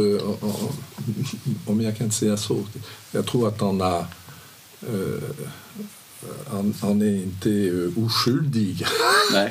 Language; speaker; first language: Swedish; non-native, fluent; French